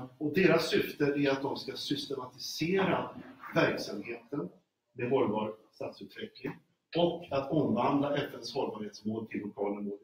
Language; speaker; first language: Swedish; native; Swedish